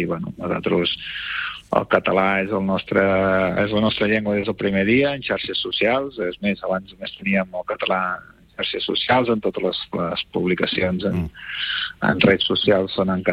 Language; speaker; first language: Catalan; native; Catalan